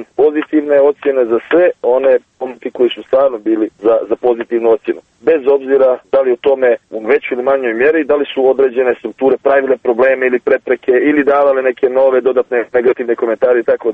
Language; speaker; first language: Serbian; native; Serbian